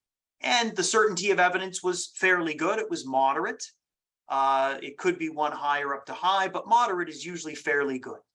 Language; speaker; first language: English; native; English